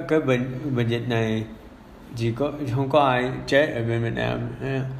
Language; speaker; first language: Vietnamese; early bilingual, heritage; English